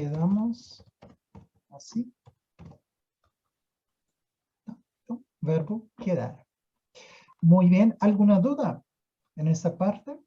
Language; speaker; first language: Spanish; non-native, fluent; Portuguese